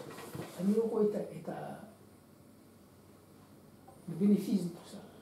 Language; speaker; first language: Hebrew; non-native, fluent; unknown